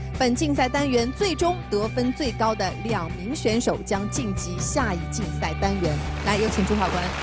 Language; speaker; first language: Chinese; native; Chinese